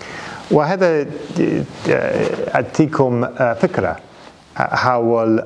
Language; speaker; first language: Arabic; non-native, fluent; English